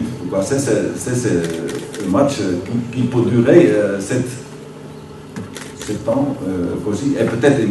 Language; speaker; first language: French; non-native, learner; Dutch